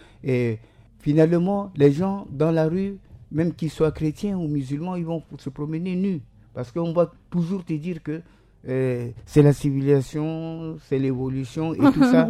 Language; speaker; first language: French; non-native, local second language; Sango